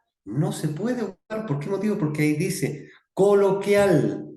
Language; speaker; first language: Spanish; native; Spanish